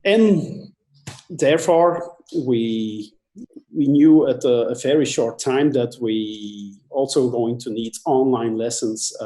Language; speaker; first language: English; non-native, fluent; Dutch